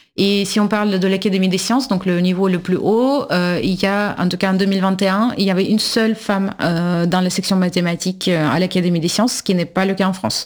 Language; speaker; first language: French; non-native, fluent; Russian